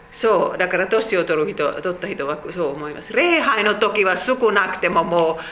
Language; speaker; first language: Japanese; non-native, fluent; Finnish